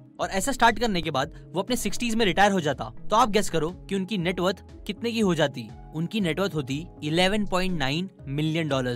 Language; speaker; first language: Hindi; native; Hindi